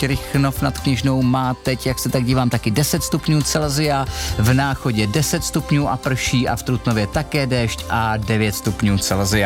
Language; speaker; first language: Czech; native; Czech